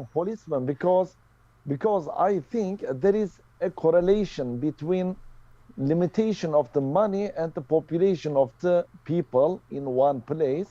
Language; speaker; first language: English; non-native, learner; Turkish